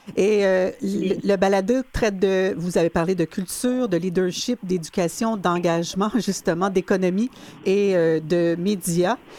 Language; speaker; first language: French; native; French